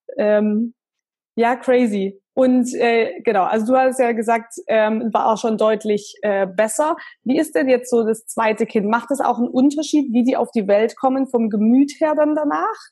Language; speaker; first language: German; native; German